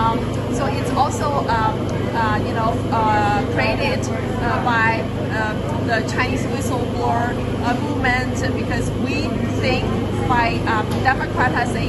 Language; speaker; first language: English; non-native, fluent; Chinese